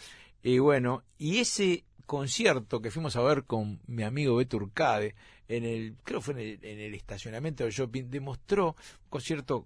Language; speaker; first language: Spanish; native; Spanish